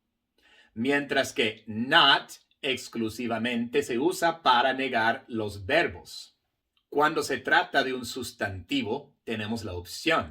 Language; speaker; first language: Spanish; non-native, fluent; English